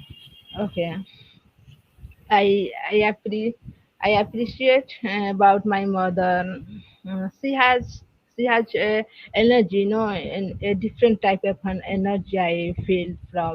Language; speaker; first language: English; non-native, learner; Odia